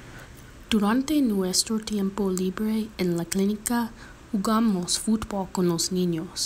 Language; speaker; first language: Spanish; non-native, learner; English